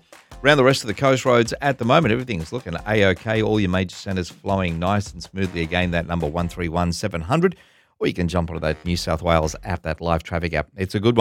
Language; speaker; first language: English; native; English